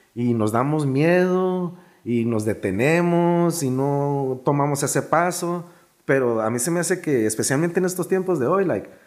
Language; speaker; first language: Spanish; early bilingual, heritage; Spanish